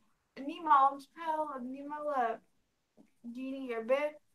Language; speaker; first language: Irish; non-native, learner; English